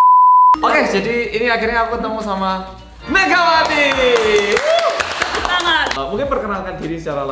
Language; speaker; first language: Indonesian; native; Indonesian